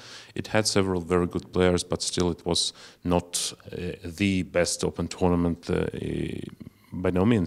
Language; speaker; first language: English; non-native, fluent; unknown